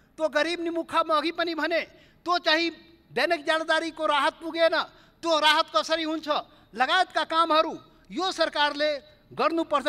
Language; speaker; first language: Nepali; non-native, local second language; Maithili